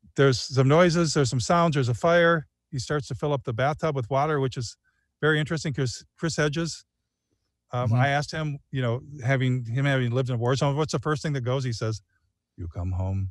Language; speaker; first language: English; native; English